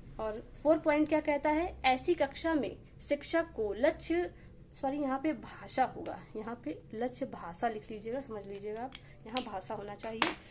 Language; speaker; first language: Hindi; native; Hindi